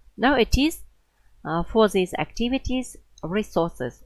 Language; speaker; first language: English; non-native, fluent; Kazakh